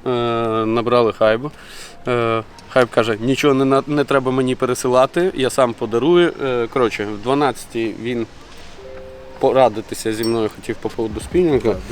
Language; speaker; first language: Ukrainian; native; Ukrainian